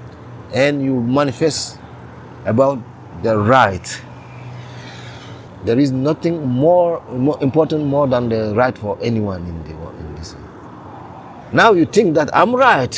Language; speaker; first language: English; non-native, learner; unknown